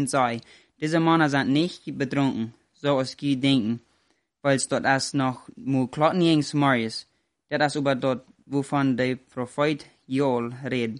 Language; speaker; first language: German; non-native, learner; Plautdietsch